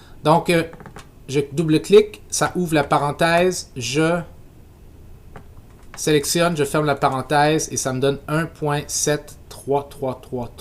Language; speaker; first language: French; native; French